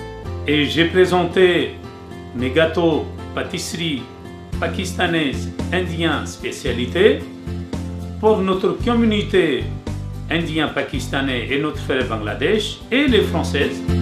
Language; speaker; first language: French; non-native, learner; Urdu